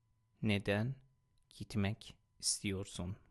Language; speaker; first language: Turkish; non-native, fluent; Persian